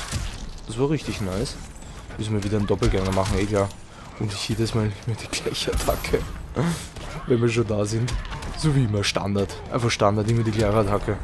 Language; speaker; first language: German; native; German